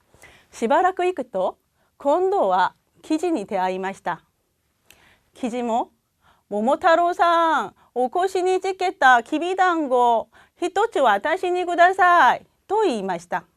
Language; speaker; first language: Japanese; non-native, fluent; Korean